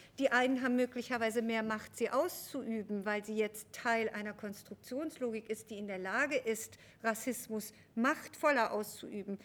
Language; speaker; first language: German; early bilingual, other home language; Persian